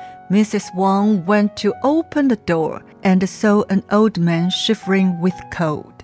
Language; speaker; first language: English; non-native, fluent; Chinese